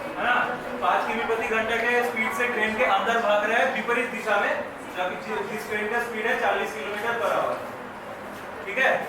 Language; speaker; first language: Hindi; non-native, local second language; Bangla